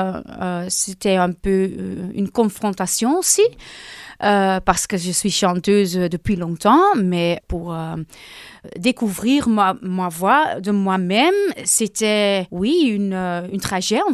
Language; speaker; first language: French; non-native, local second language; Dutch